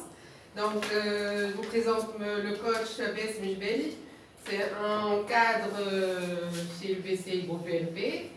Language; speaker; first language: French; non-native, local second language; Arabic